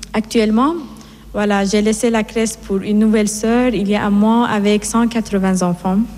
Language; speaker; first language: French; non-native, fluent; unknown